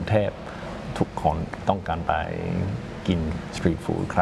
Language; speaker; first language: Thai; non-native, fluent; English